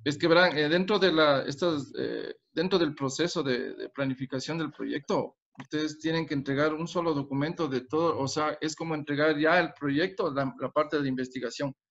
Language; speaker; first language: Spanish; native; Spanish